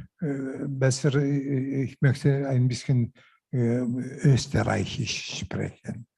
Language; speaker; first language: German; non-native, learner; Lithuanian